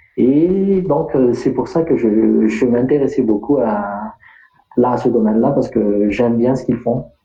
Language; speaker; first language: French; non-native, local second language; Malagasy